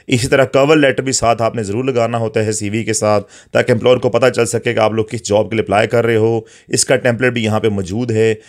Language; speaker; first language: Urdu; native; Urdu